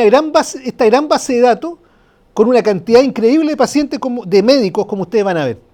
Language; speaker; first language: Spanish; native; Spanish